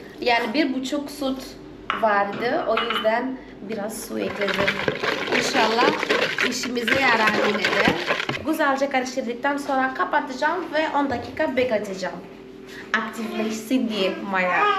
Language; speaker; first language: Turkish; non-native, fluent; Portuguese